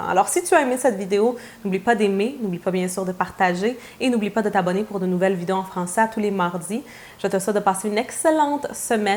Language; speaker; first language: French; native; French